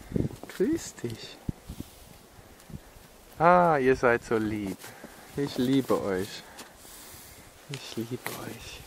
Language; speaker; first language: German; native; German